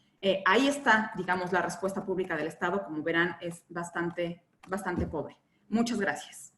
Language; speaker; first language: Spanish; native; Spanish